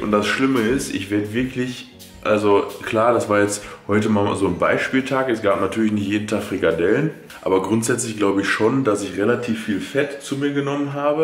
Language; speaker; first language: German; native; German